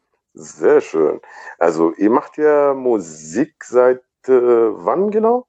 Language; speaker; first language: German; native; German